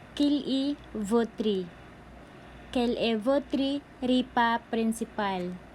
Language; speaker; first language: French; non-native, learner; Cebuano